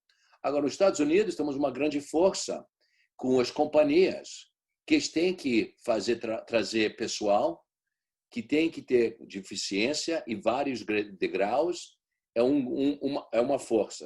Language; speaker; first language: Portuguese; early bilingual, heritage; Portuguese